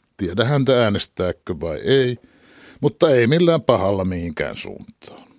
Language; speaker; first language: Finnish; native; Finnish